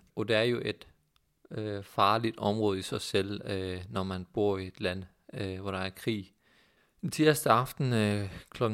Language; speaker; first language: Danish; early bilingual, other home language; Persian